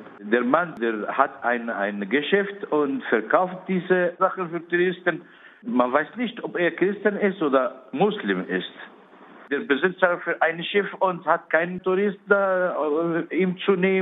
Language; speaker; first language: German; non-native, learner; Arabic